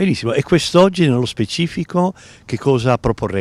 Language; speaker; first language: Italian; native; Italian